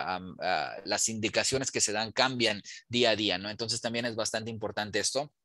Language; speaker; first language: Spanish; native; Spanish